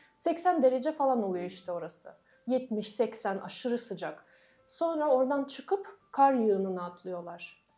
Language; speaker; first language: Turkish; non-native, fluent; Russian